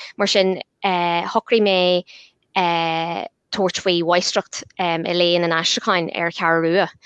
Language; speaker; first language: Irish; non-native, local second language; English